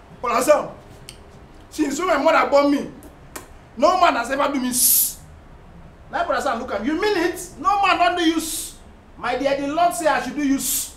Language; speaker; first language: Nigerian Pidgin; non-native, local second language; Hausa